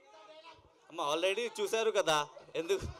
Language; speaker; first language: Telugu; non-native, local second language; Urdu